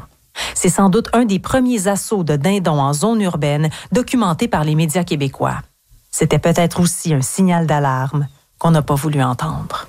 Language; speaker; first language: French; native; French